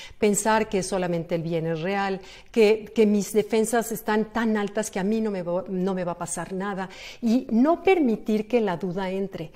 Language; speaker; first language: Spanish; native; Spanish